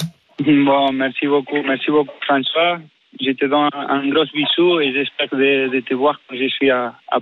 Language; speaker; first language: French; non-native, fluent; Spanish